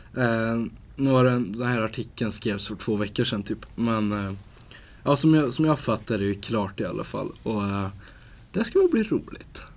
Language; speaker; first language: Swedish; native; Swedish